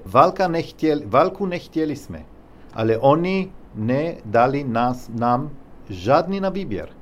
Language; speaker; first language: Czech; non-native, learner; Hebrew